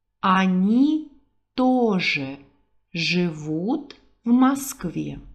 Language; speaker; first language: Russian; non-native, fluent; Portuguese